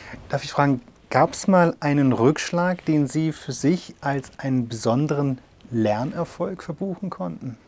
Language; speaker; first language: German; native; German